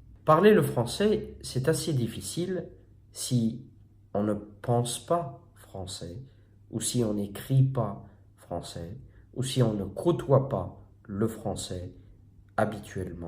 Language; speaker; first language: French; native; French